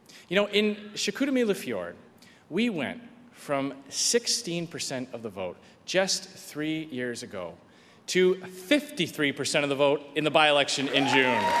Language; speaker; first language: English; native; English